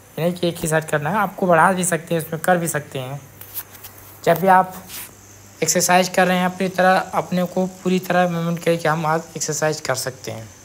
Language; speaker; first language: Hindi; native; Hindi